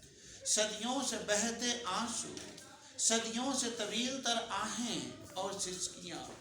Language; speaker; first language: Urdu; native; Urdu